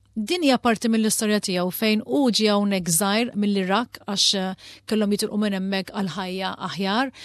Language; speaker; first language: Maltese; native; Maltese